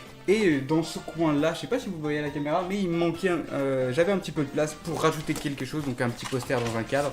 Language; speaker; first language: French; native; French